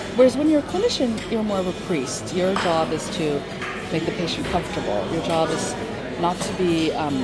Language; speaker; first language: English; native; English